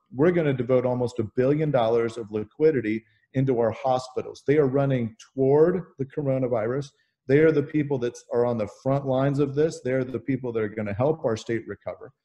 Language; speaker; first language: English; native; English